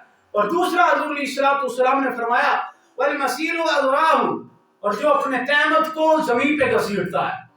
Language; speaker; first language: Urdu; native; Urdu